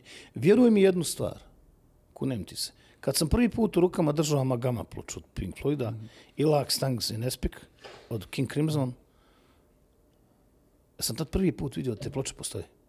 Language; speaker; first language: Serbian; native; Serbian